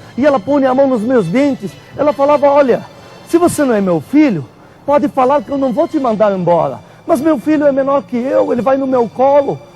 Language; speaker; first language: Portuguese; non-native, fluent; Arabic